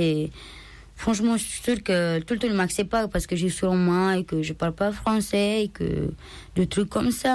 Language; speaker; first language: French; non-native, learner; Romanian